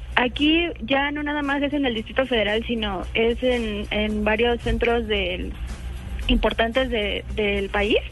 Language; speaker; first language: Spanish; native; Spanish